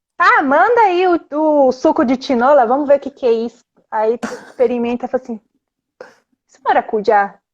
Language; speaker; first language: Portuguese; early bilingual, other home language; Spanish